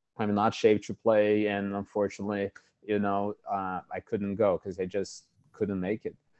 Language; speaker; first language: English; non-native, fluent; Portuguese